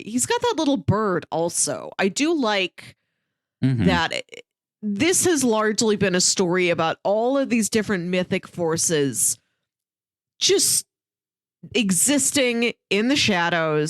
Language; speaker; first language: English; native; English